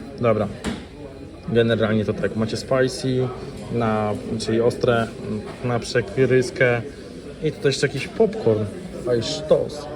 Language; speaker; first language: Polish; native; Polish